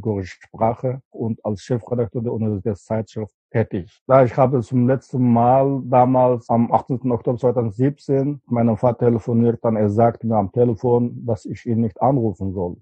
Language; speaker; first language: German; non-native, fluent; Uyghur